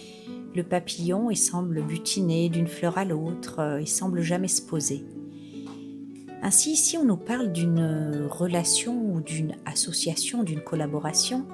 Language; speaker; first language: French; native; French